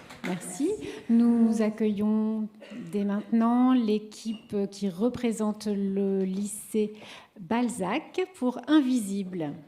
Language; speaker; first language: French; native; French